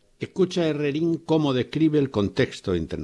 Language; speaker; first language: Spanish; native; Spanish